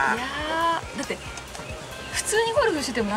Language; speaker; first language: Japanese; native; Japanese